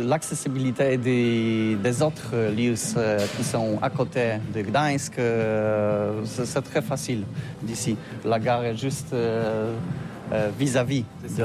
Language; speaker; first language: French; non-native, learner; Polish